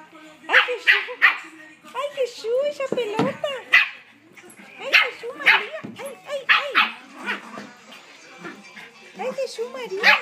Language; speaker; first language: Spanish; native; Spanish